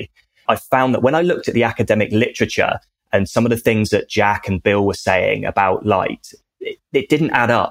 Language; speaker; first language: English; native; English